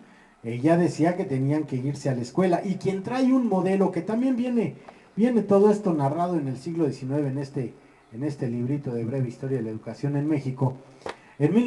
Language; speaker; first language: Spanish; native; Spanish